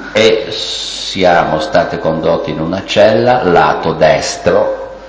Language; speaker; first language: Italian; native; Italian